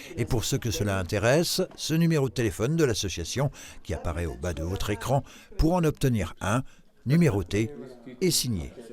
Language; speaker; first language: French; native; French